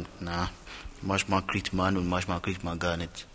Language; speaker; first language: German; non-native, fluent; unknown